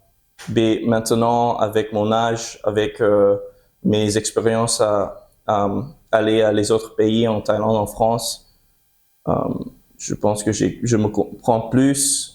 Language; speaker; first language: French; early bilingual, heritage; French